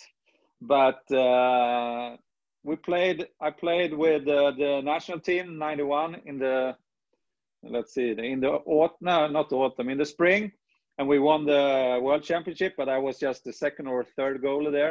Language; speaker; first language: English; non-native, fluent; Swedish